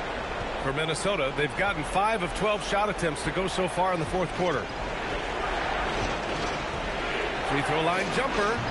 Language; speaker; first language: English; native; English